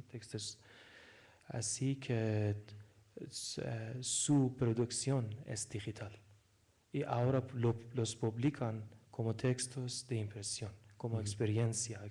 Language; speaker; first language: Spanish; non-native, fluent; Persian